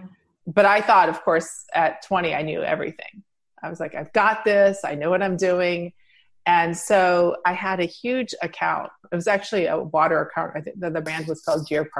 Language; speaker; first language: English; native; English